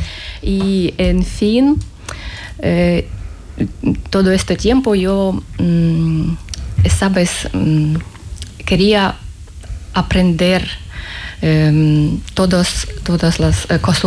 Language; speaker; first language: Spanish; non-native, learner; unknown